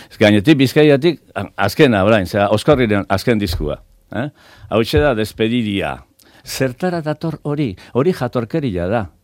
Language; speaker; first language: Basque; native; Basque